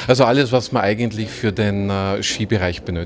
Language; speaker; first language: German; native; German